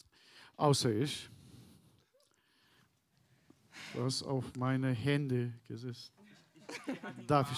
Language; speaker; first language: German; non-native, learner; Turkish